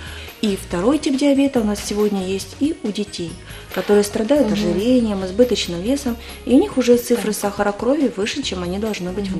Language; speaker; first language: Russian; native; Russian